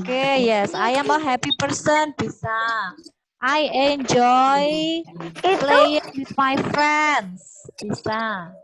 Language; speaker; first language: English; non-native, fluent; Indonesian